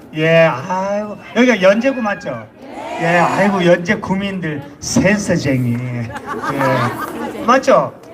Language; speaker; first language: Korean; native; Korean